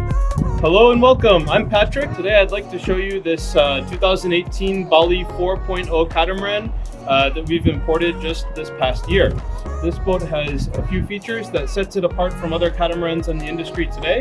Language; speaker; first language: English; native; English